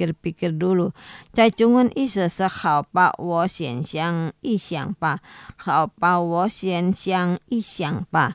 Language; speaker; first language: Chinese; non-native, learner; Indonesian